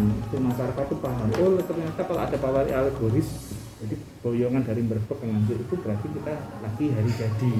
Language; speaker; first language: Indonesian; native; Indonesian